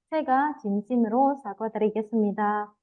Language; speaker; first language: Korean; non-native, fluent; Indonesian